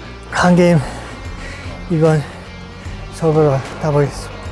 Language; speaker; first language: Korean; non-native, fluent; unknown